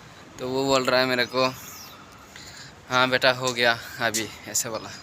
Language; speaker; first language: Hindi; non-native, local second language; Kok Borok